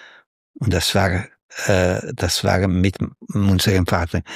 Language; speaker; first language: German; non-native, fluent; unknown